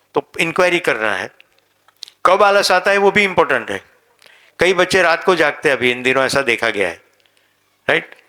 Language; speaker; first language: Hindi; non-native, local second language; Gujarati